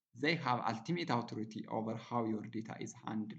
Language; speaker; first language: English; non-native, local second language; Amharic